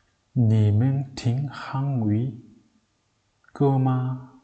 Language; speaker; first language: Chinese; non-native, learner; Mongolian